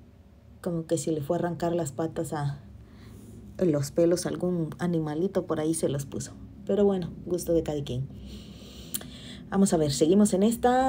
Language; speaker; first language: Spanish; native; Spanish